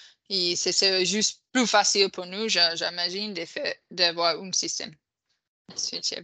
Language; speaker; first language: French; non-native, fluent; English